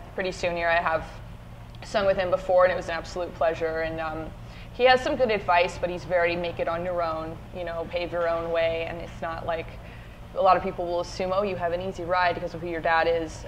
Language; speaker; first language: English; native; English